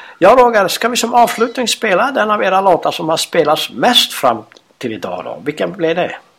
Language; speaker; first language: Swedish; native; Swedish